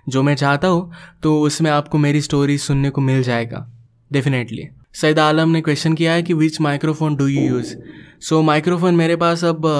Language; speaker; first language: Hindi; non-native, local second language; Marathi